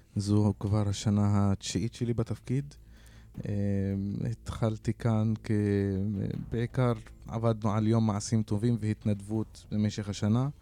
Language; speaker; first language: Hebrew; non-native, local second language; Arabic